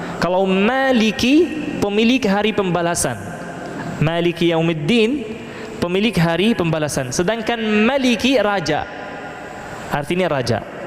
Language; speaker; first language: Malay; non-native, fluent; Arabic